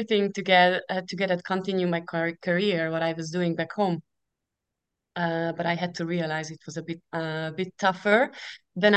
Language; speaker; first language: English; non-native, fluent; Hungarian